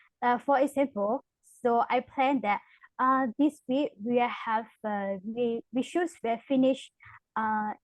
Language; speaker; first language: English; non-native, learner; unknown